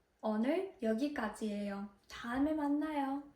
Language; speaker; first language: Korean; non-native, fluent; Ukrainian